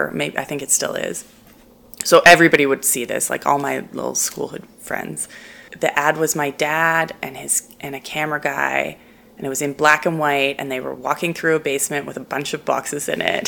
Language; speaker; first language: English; native; English